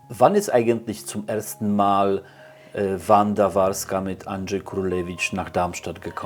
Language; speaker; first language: German; non-native, fluent; Polish